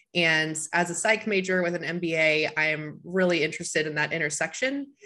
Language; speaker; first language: English; native; English